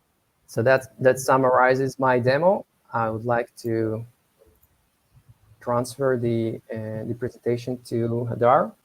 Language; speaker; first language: English; non-native, fluent; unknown